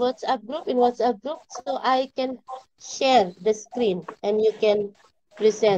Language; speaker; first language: English; non-native, learner; Indonesian